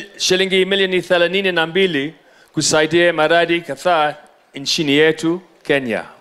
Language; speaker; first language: Swahili; non-native, local second language; English